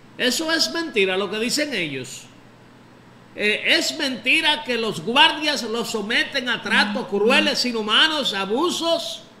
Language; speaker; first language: Spanish; native; Spanish